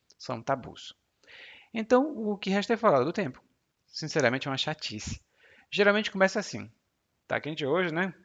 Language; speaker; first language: Portuguese; native; Portuguese